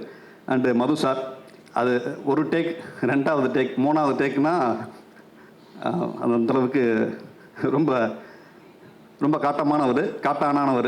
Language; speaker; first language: Tamil; native; Tamil